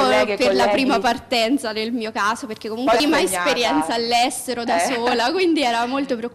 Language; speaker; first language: Italian; native; Italian